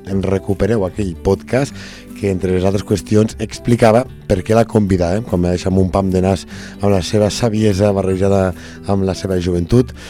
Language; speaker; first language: Catalan; native; Catalan